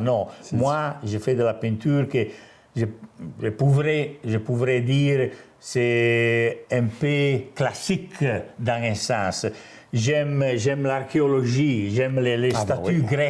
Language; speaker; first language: French; non-native, fluent; Italian